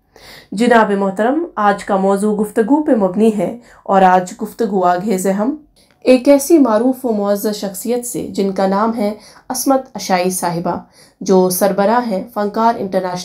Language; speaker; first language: Hindi; non-native, local second language; Kashmiri